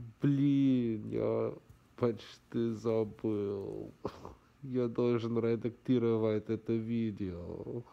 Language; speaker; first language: Russian; non-native, learner; English